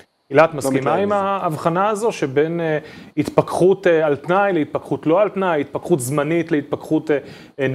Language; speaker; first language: Hebrew; native; Hebrew